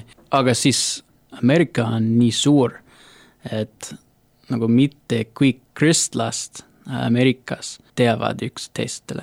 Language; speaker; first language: Estonian; non-native, learner; English